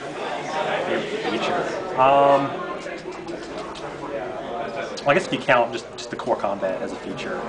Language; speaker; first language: English; native; English